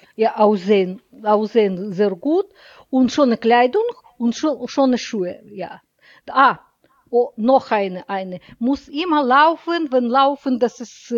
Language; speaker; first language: German; non-native, learner; Russian